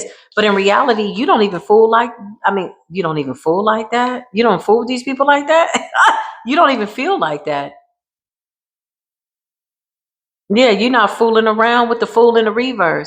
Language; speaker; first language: English; native; English